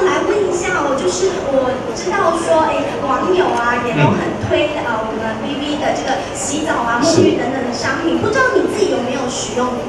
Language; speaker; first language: Chinese; native; Chinese